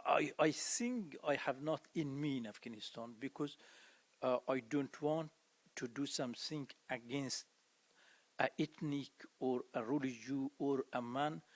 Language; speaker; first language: English; non-native, fluent; Persian